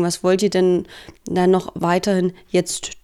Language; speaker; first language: German; native; German